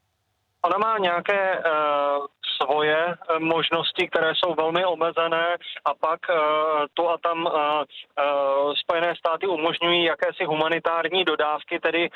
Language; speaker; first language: Czech; native; Czech